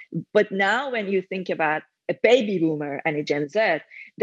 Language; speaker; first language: English; non-native, fluent; Persian